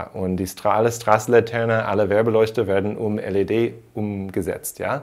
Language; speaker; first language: German; non-native, fluent; English